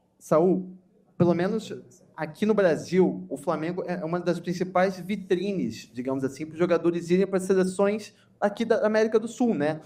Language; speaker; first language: Portuguese; native; Portuguese